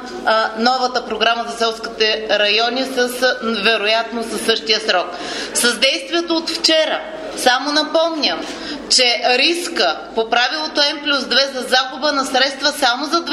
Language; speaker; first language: Bulgarian; native; Bulgarian